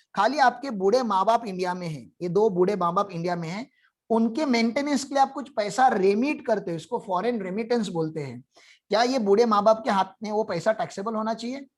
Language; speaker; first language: Hindi; non-native, local second language; Marathi